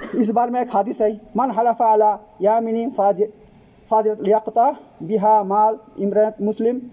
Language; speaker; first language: Hindi; non-native, fluent; Bangla